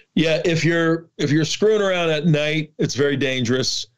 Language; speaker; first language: English; native; English